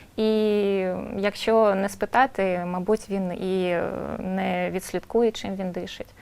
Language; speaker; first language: Ukrainian; non-native, local second language; Russian